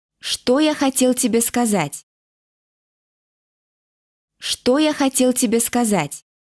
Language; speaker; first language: Russian; non-native, local second language; Uzbek